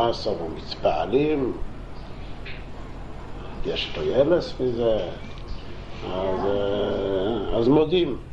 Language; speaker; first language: Hebrew; non-native, local second language; Yiddish